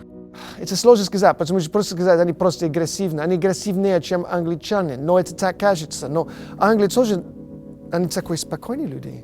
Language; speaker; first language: Russian; non-native, fluent; English